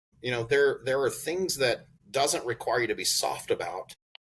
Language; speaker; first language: English; native; English